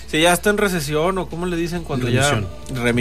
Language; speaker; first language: Spanish; native; Spanish